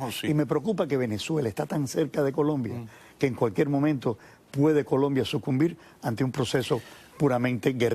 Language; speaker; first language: Spanish; native; Spanish